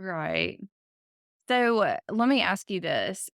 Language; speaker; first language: English; native; English